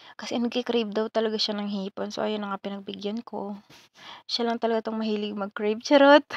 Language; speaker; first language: Filipino; non-native, local second language; Bikol